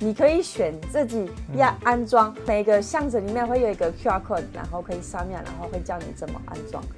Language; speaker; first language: Chinese; non-native, fluent; French